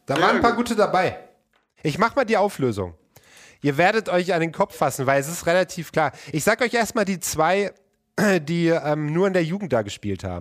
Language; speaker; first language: German; native; German